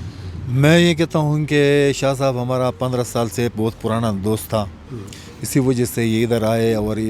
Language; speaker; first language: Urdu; non-native, local second language; Pashto